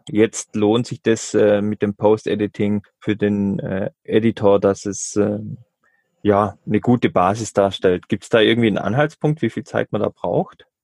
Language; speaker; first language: German; native; German